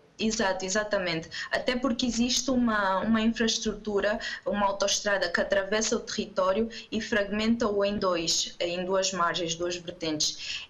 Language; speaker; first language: Portuguese; non-native, local second language; Kabuverdianu